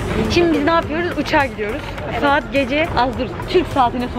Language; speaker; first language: Turkish; native; Turkish